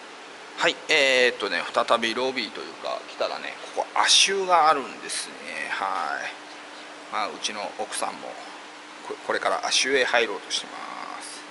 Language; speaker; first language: Japanese; native; Japanese